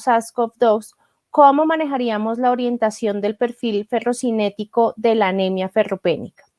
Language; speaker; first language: Spanish; native; Spanish